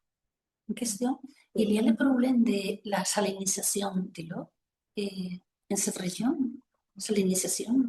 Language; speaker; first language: French; non-native, learner; Spanish